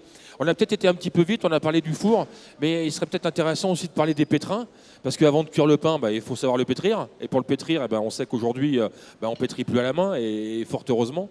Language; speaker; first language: French; native; French